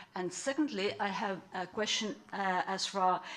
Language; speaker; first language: English; non-native, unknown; Estonian